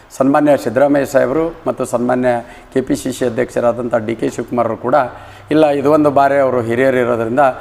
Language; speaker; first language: Kannada; non-native, local second language; Lambadi